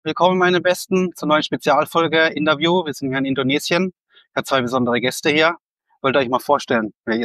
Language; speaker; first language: German; native; German